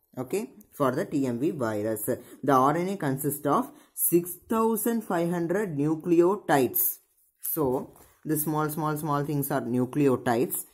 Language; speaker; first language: English; non-native, local second language; Tamil